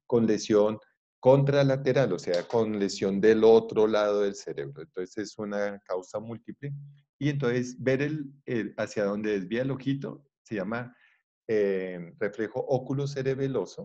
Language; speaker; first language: Spanish; native; Spanish